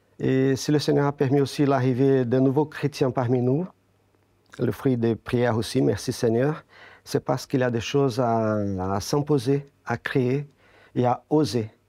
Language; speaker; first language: French; non-native, fluent; Portuguese